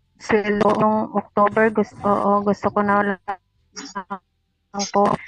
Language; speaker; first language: Filipino; non-native, local second language; Cebuano